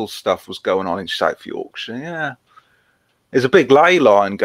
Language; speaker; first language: English; native; English